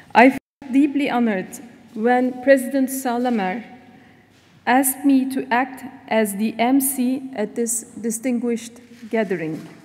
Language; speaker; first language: English; non-native, fluent; Turkish